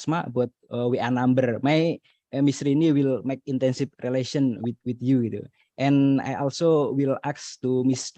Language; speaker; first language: English; non-native, learner; Indonesian